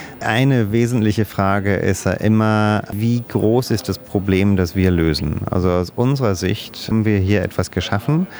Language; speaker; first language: German; non-native, fluent; English